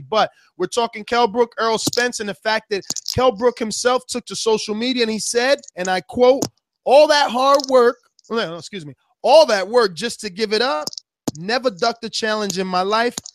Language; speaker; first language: English; early bilingual, other home language; Spanish